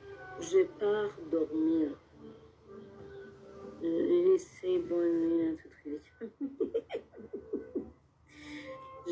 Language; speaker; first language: French; non-native, learner; Kinyarwanda